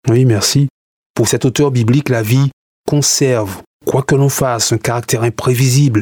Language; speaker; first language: French; native; French